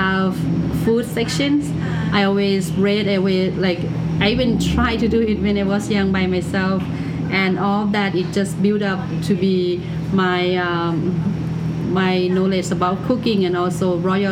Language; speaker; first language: English; non-native, learner; Thai